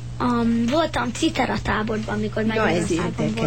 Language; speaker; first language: Hungarian; early bilingual, heritage; Hungarian